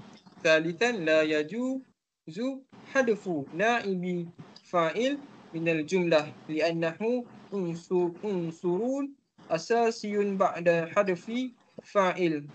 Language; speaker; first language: Arabic; non-native, learner; Malay